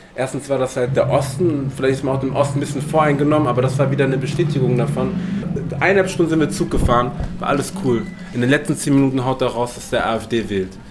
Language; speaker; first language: German; non-native, fluent; Indonesian